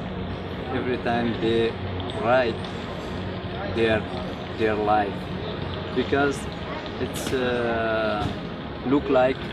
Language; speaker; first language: English; non-native, learner; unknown